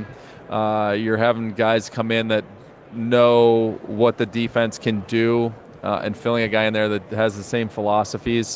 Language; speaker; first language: English; native; English